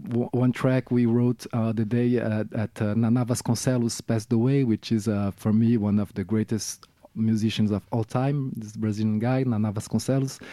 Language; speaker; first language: English; non-native, fluent; Portuguese